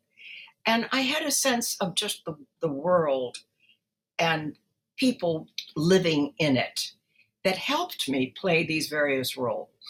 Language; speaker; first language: English; native; English